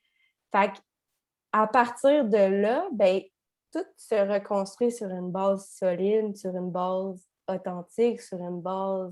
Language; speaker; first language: French; native; French